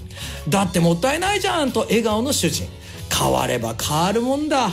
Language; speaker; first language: Japanese; native; Japanese